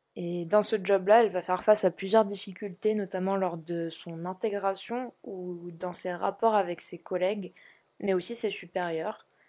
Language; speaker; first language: French; native; French